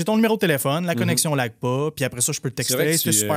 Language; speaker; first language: French; native; French